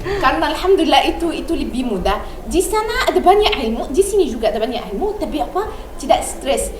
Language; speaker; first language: Indonesian; non-native, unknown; Arabic